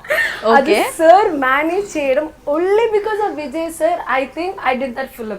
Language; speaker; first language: Telugu; non-native, learner; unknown